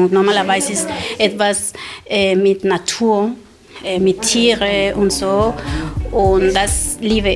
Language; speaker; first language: German; non-native, learner; Spanish